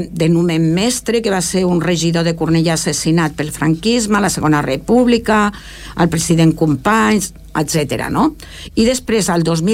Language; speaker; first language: Catalan; native; Catalan